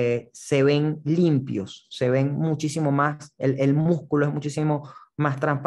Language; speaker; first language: Spanish; native; Spanish